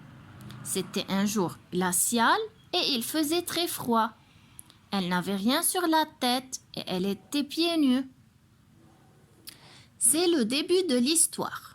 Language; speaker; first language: French; non-native, local second language; Arabic